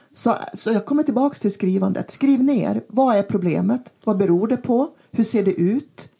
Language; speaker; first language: Swedish; native; Swedish